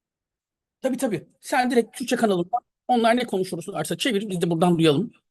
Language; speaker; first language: Turkish; native; Turkish